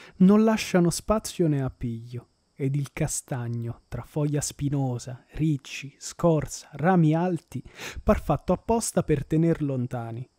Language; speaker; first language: Italian; native; Italian